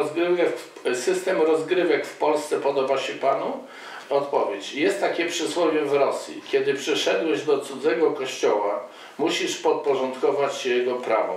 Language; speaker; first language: Polish; native; Polish